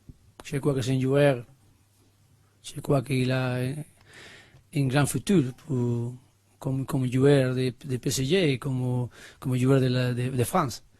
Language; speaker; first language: French; non-native, learner; Spanish